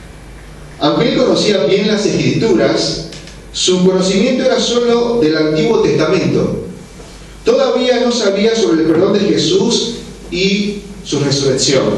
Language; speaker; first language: Spanish; non-native, fluent; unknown